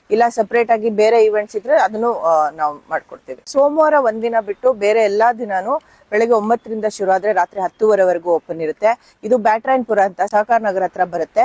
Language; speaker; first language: Kannada; native; Kannada